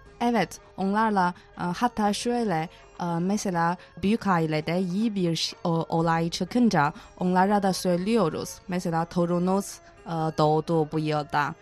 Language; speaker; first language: Turkish; non-native, fluent; Chinese